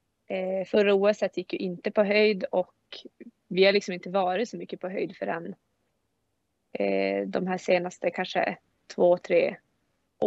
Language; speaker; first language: Swedish; native; Swedish